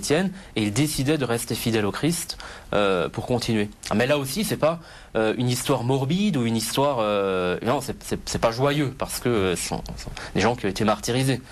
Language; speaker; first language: French; native; French